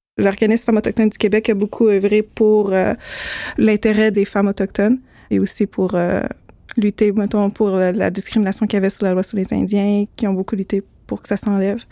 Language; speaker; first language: French; native; French